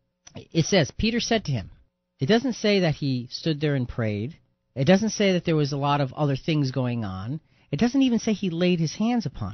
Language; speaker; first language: English; native; English